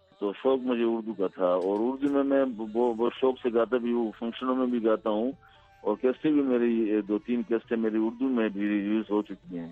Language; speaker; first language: Urdu; non-native, local second language; Pashto